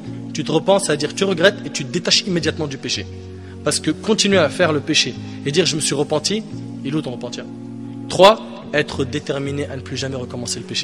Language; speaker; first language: French; native; French